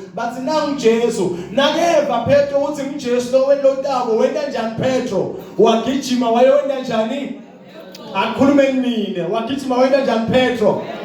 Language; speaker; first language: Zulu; non-native, local second language; Swati